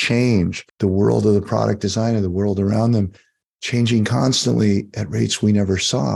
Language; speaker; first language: English; native; English